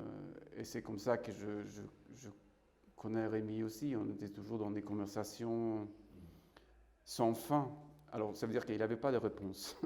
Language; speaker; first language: French; non-native, fluent; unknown